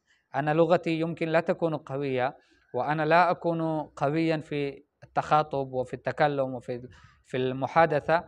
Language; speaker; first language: Arabic; non-native, fluent; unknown